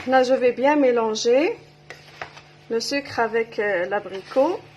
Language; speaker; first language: French; non-native, local second language; Arabic